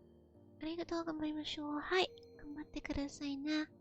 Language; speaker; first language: Japanese; non-native, learner; English